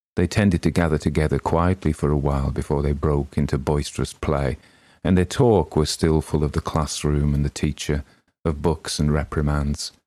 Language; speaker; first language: English; native; English